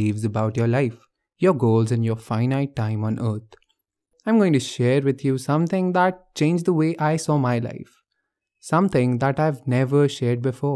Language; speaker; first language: English; non-native, local second language; Hindi